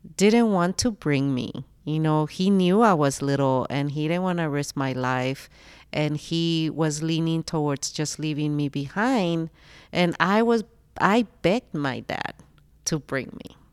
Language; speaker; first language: English; early bilingual, other home language; Spanish